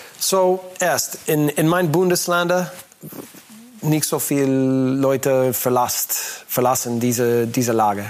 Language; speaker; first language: German; non-native, learner; English